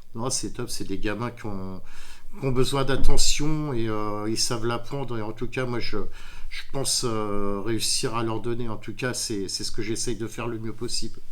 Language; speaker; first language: French; native; French